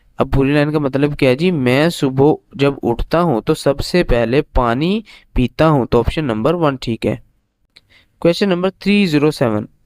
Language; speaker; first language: Urdu; native; Urdu